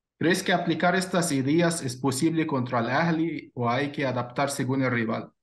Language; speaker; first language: Spanish; non-native, fluent; Arabic